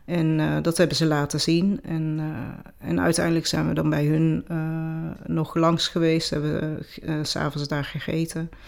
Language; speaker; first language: Dutch; native; Dutch